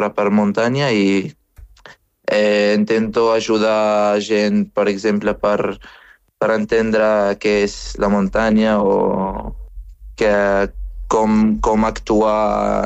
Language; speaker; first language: Catalan; non-native, fluent; Arabic